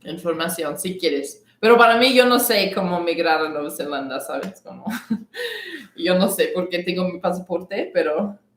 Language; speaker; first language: Spanish; non-native, learner; English